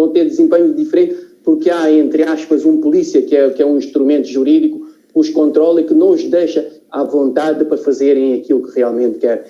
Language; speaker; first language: Portuguese; non-native, local second language; Upper Guinea Crioulo